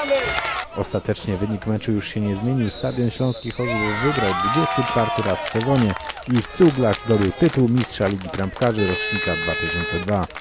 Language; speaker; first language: Polish; native; Polish